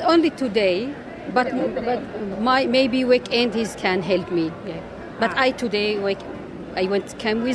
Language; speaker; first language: English; non-native, learner; Arabic